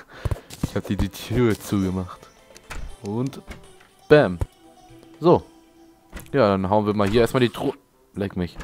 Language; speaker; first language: German; native; German